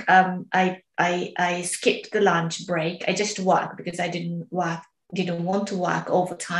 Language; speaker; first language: English; non-native, learner; Japanese